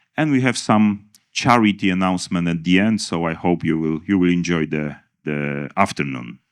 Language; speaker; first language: English; non-native, fluent; Polish